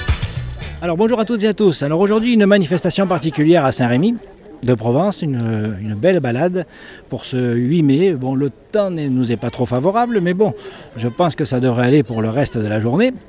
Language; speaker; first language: French; native; French